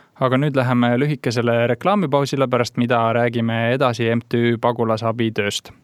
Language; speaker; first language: Estonian; native; Estonian